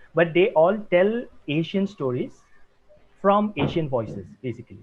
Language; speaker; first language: English; non-native, local second language; Assamese